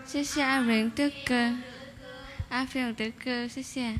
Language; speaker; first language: Chinese; non-native, learner; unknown